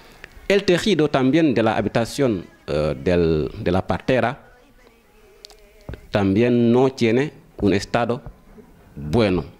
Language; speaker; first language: Spanish; non-native, fluent; Wolof